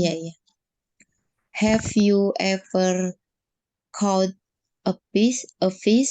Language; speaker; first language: English; non-native, learner; Indonesian